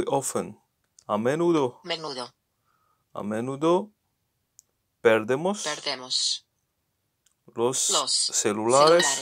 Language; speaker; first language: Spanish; non-native, learner; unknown